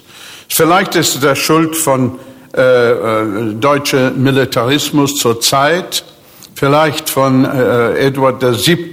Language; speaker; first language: German; non-native, fluent; English